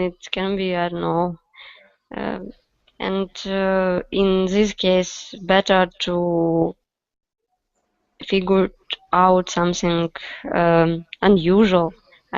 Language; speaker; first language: English; non-native, learner; Russian